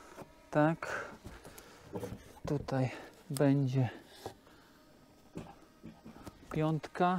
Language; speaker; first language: Polish; native; Polish